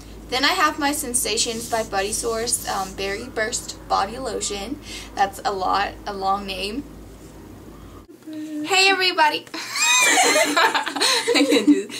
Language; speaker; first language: English; non-native, fluent; Danish